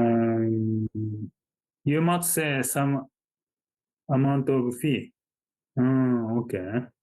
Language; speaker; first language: English; non-native, fluent; Japanese